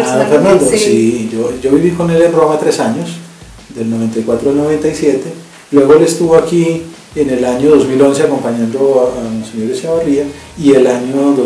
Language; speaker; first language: Spanish; native; Spanish